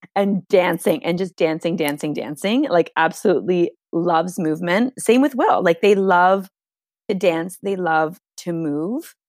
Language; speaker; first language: English; non-native, fluent; Hungarian